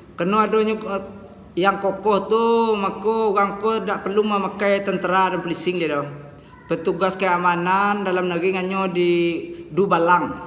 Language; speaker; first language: Malay; non-native, local second language; Minangkabau